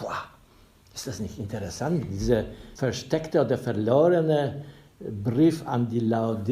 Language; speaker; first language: German; non-native, fluent; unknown